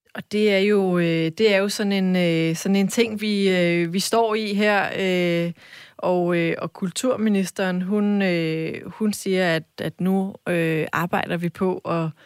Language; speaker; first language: Danish; early bilingual, other home language; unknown